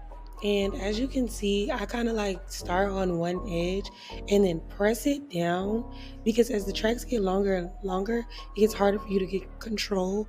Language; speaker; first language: English; native; English